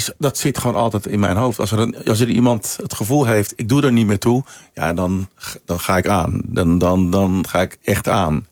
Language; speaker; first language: Dutch; early bilingual, other home language; Sranan Tongo